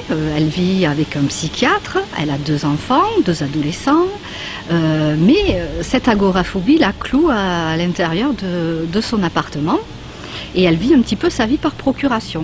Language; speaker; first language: French; native; French